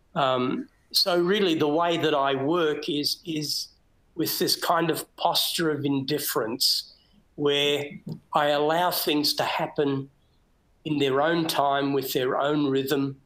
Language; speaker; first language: English; native; English